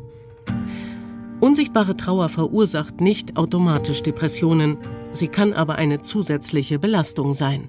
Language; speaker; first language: German; native; German